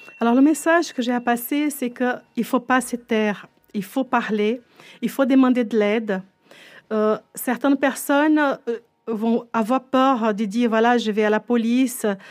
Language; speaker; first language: French; non-native, fluent; Portuguese